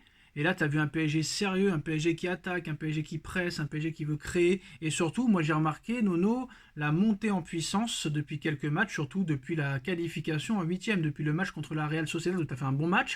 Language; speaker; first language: French; native; French